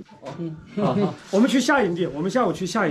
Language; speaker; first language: Chinese; native; Chinese